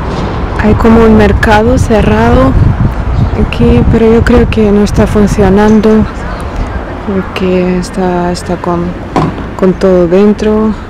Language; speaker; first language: Spanish; non-native, fluent; Russian